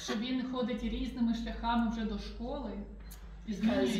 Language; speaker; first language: Ukrainian; native; Ukrainian